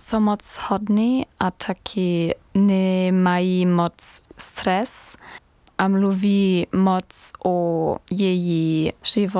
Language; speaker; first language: Czech; non-native, learner; German